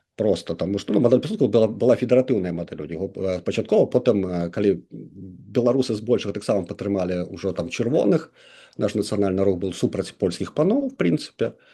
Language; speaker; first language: Belarusian; non-native, local second language; Russian